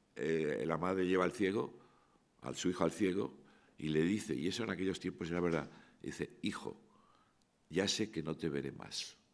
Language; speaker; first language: Spanish; native; Spanish